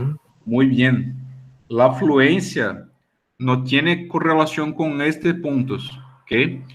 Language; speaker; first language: Spanish; non-native, fluent; Portuguese